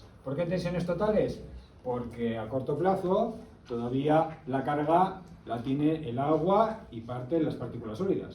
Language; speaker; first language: Spanish; native; Spanish